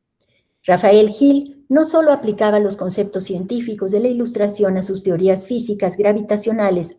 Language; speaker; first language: Spanish; native; Spanish